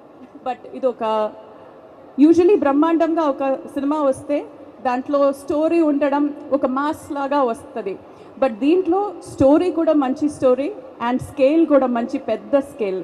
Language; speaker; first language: Telugu; non-native, fluent; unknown